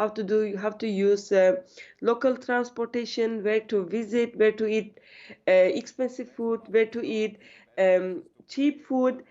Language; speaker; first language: English; non-native, learner; Turkish